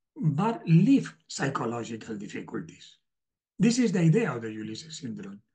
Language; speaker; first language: English; non-native, learner; Spanish